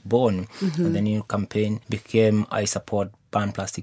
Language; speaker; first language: English; non-native, local second language; Kikuyu